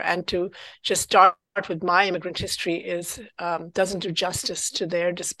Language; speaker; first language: English; non-native, local second language; Punjabi